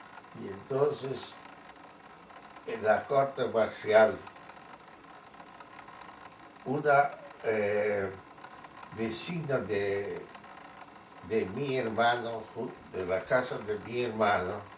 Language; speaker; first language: Spanish; non-native, fluent; Yiddish